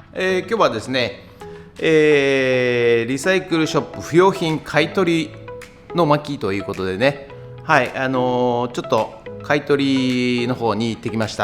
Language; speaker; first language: Japanese; native; Japanese